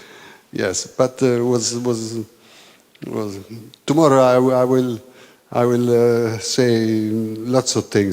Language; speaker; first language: English; non-native, learner; Italian